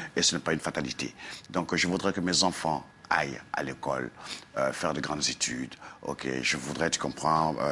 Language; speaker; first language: French; non-native, local second language; Dyula